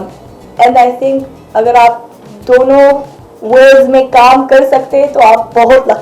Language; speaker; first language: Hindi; non-native, fluent; Arabic